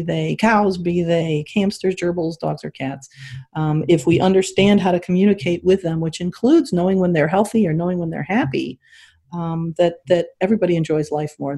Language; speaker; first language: English; native; English